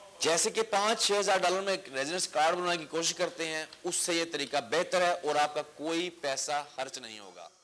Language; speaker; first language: Urdu; non-native, local second language; Punjabi